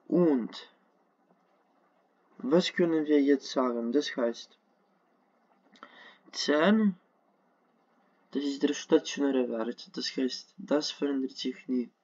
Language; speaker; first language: German; non-native, fluent; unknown